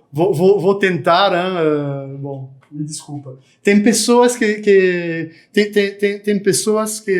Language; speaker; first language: Portuguese; non-native, fluent; French